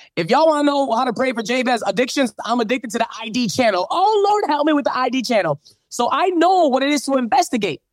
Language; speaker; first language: English; native; English